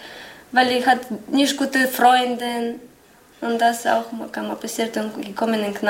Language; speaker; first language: German; non-native, learner; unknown